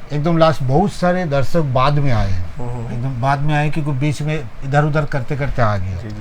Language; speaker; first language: Hindi; non-native, local second language; Bangla